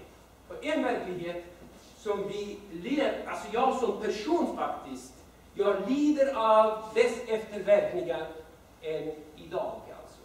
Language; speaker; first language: Swedish; non-native, fluent; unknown